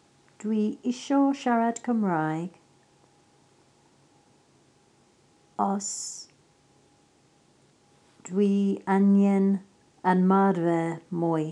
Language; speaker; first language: Welsh; non-native, learner; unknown